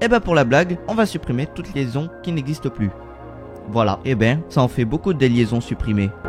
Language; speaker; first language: French; native; French